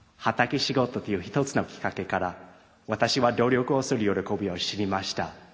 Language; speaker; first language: Japanese; non-native, fluent; English